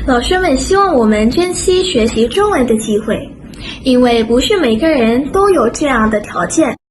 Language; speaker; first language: Chinese; non-native, learner; Indonesian